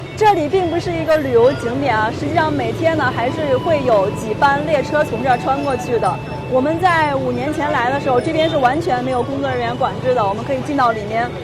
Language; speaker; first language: Chinese; native; Chinese